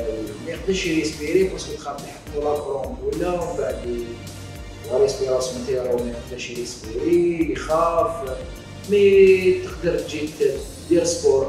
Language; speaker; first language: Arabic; native; Arabic